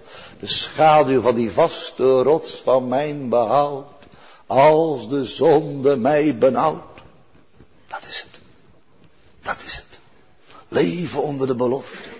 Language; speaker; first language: Dutch; native; Dutch